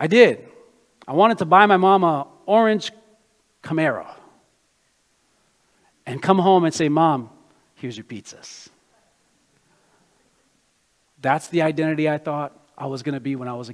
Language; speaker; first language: English; native; English